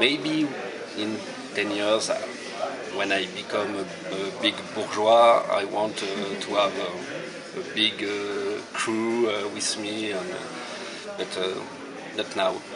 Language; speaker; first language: English; non-native, learner; French